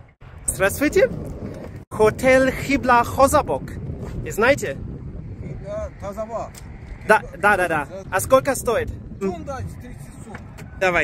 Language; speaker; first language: Russian; non-native, learner; German